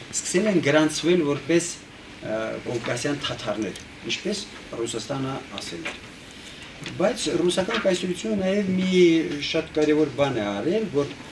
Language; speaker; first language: Armenian; native; Armenian